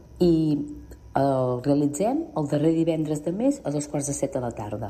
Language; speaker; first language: Catalan; native; Catalan